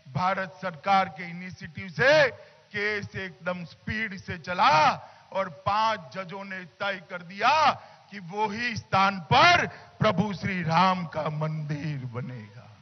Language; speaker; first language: Hindi; non-native, local second language; Gujarati